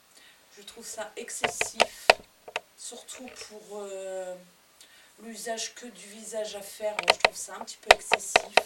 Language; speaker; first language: French; native; French